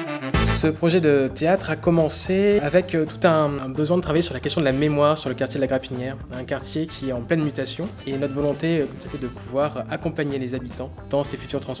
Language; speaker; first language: French; native; French